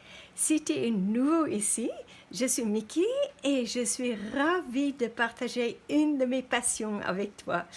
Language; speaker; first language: French; non-native, fluent; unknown